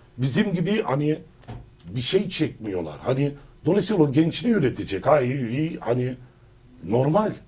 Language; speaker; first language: Turkish; early bilingual, heritage; Turkish